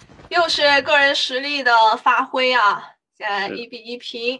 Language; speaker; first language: Chinese; native; Chinese